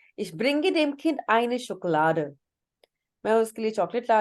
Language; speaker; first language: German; non-native, fluent; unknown